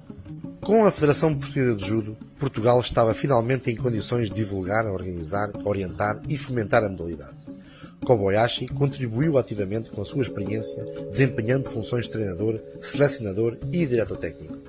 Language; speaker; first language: Portuguese; native; Portuguese